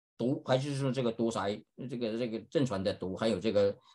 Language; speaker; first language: Chinese; native; Chinese